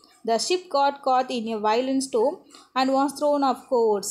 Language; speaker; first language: English; non-native, local second language; Tamil